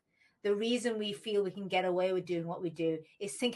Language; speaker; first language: English; native; English